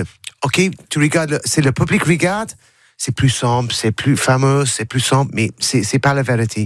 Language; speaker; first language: French; non-native, learner; English